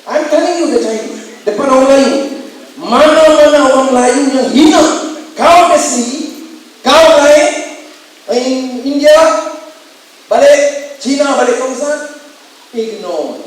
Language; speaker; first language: Malay; native; Malay